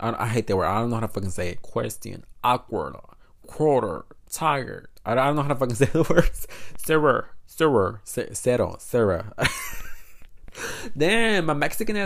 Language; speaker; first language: English; non-native, fluent; Spanish